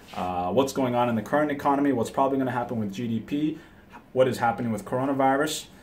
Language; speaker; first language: English; early bilingual, other home language; Japanese